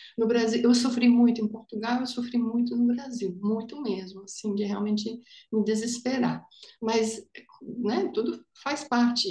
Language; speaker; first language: Portuguese; non-native, fluent; German